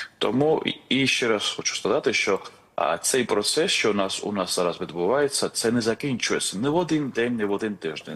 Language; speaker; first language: Ukrainian; non-native, fluent; Georgian